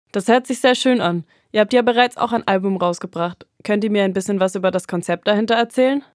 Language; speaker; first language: German; native; German